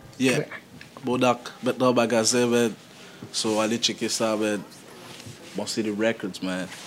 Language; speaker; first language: French; early bilingual, other home language; Haitian Creole